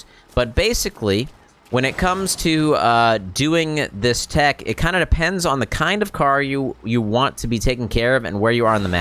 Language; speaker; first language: English; native; English